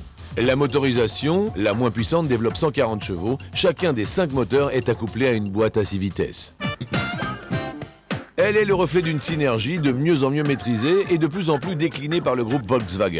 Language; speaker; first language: French; native; French